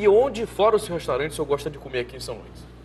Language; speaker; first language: Portuguese; native; Portuguese